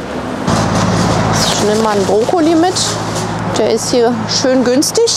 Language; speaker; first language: German; native; German